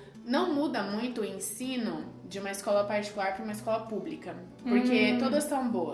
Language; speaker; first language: Portuguese; early bilingual, heritage; Portuguese